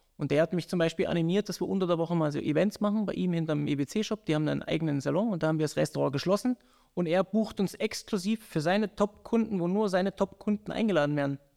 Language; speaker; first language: German; native; German